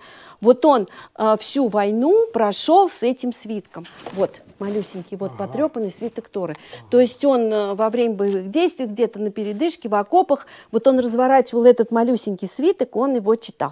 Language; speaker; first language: Russian; native; Russian